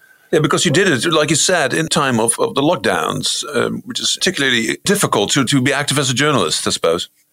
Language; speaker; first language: English; non-native, fluent; Dutch